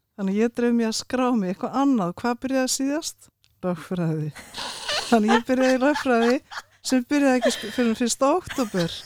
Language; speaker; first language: Icelandic; early bilingual, other home language; Russian